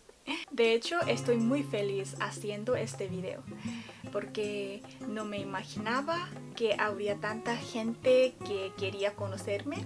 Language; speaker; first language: Spanish; non-native, fluent; Korean